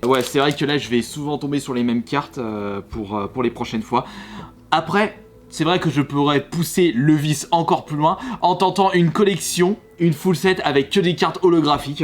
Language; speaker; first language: French; native; French